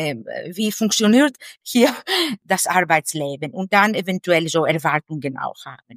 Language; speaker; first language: German; non-native, fluent; Greek